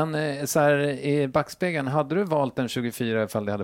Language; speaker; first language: Swedish; native; Swedish